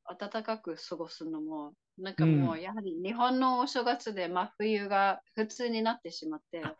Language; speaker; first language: Japanese; non-native, fluent; English